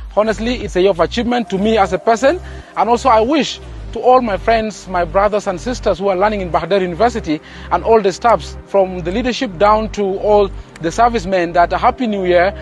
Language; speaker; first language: English; non-native, fluent; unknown